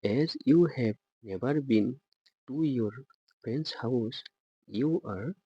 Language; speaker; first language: English; non-native, local second language; Assamese